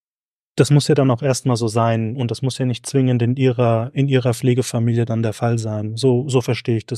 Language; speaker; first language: German; native; German